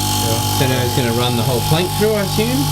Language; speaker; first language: English; native; English